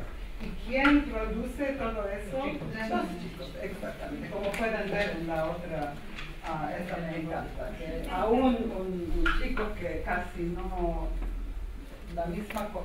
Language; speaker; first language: Spanish; non-native, fluent; Armenian